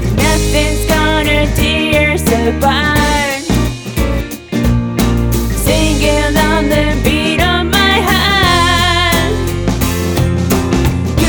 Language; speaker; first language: English; non-native, learner; Japanese